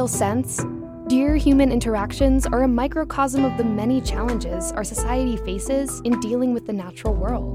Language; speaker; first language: English; native; English